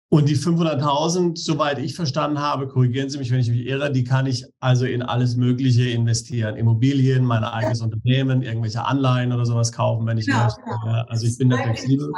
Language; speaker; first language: German; native; German